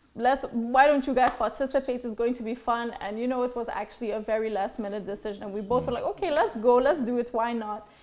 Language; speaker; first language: English; non-native, fluent; Dutch